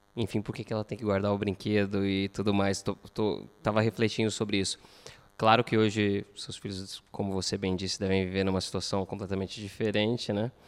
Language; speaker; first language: Portuguese; native; Portuguese